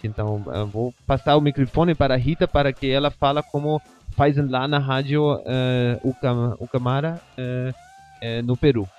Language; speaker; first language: Portuguese; non-native, fluent; Spanish